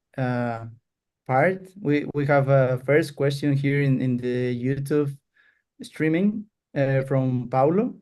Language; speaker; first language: English; non-native, fluent; Spanish